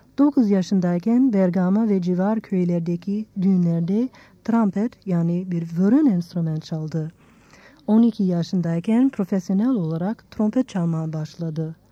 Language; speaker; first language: Turkish; non-native, fluent; English